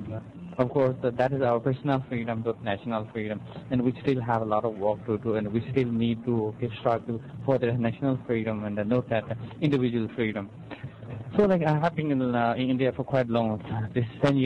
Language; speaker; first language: English; non-native, fluent; Chinese